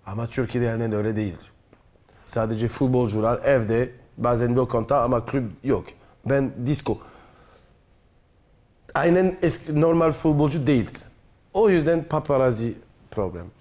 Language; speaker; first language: Turkish; non-native, learner; French